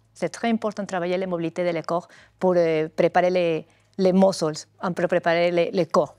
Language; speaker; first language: French; non-native, learner; Spanish